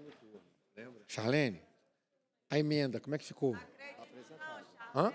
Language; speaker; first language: Portuguese; native; Portuguese